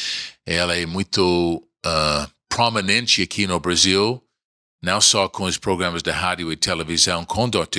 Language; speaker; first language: Portuguese; non-native, fluent; English